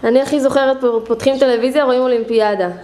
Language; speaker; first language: Hebrew; native; Hebrew